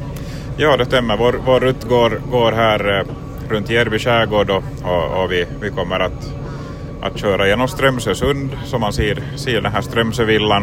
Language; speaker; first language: Swedish; native; Swedish